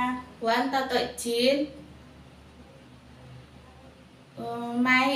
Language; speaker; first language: Cantonese; non-native, learner; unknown